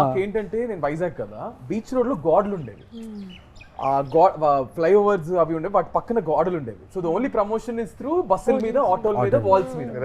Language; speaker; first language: Telugu; native; Telugu